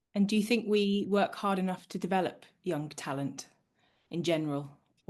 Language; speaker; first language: English; native; English